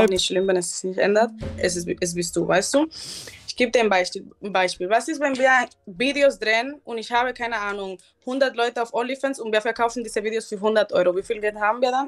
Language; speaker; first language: German; non-native, learner; Spanish